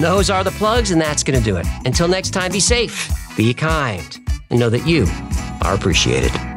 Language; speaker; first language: English; native; English